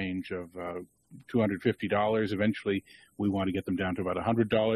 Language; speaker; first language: English; native; English